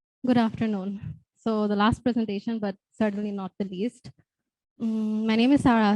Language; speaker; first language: English; non-native, local second language; Bangla